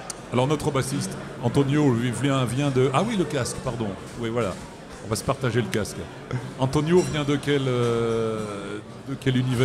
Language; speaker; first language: French; native; French